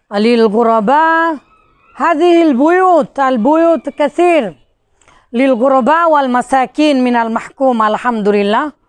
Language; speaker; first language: Arabic; non-native, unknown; Bangla